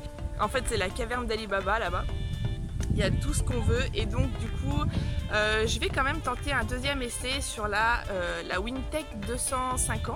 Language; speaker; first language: French; native; French